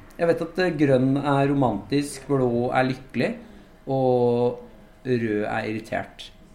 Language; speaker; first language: Norwegian; native; Norwegian